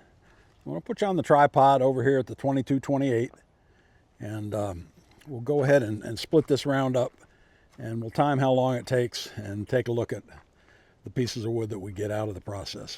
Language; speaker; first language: English; native; English